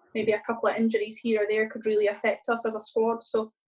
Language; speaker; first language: English; native; English